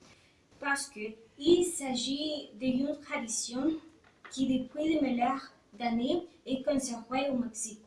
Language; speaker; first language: French; non-native, learner; Spanish